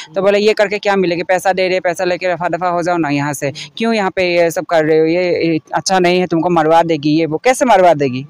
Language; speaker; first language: Hindi; non-native, local second language; Assamese